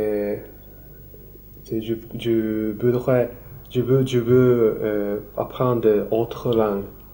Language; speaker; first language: French; non-native, learner; Japanese